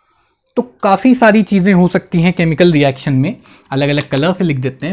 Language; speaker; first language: Hindi; native; Hindi